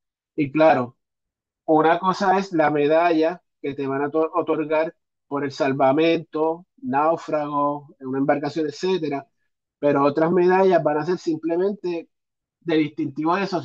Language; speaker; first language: Spanish; native; Spanish